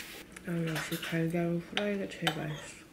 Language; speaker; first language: Korean; native; Korean